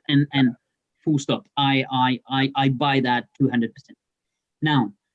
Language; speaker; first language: English; non-native, fluent; French